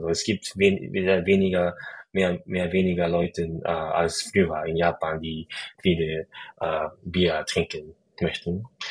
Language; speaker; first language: German; non-native, fluent; Japanese